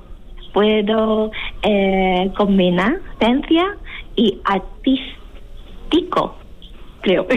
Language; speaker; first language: Spanish; non-native, learner; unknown